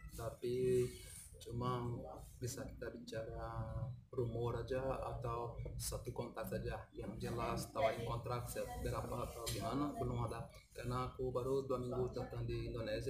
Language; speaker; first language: Indonesian; non-native, fluent; Portuguese